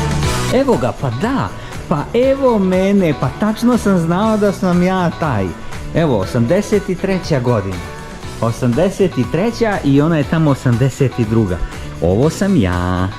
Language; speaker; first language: Serbian; native; Serbian